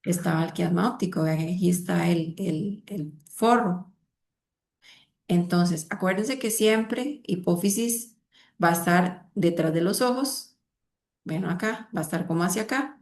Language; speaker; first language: Spanish; native; Spanish